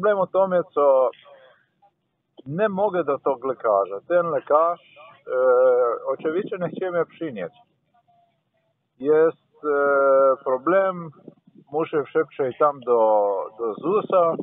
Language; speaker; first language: Polish; non-native, learner; Slovenian